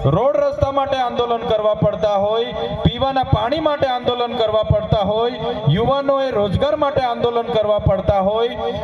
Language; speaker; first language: Gujarati; non-native, local second language; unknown